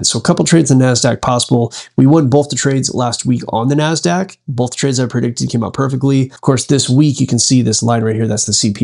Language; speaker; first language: English; native; English